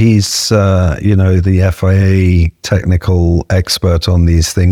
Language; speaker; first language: English; native; English